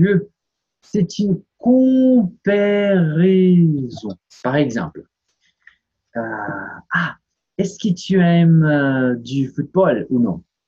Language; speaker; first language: French; non-native, fluent; Portuguese